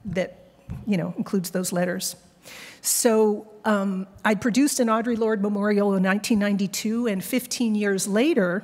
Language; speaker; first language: English; native; English